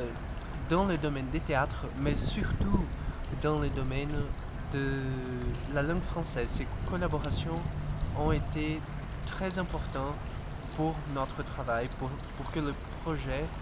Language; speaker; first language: French; non-native, fluent; Portuguese